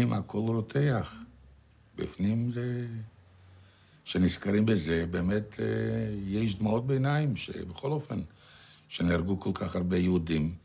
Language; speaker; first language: Hebrew; non-native, fluent; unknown